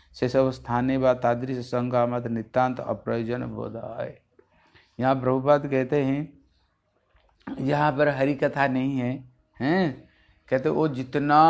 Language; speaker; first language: Hindi; non-native, local second language; Bangla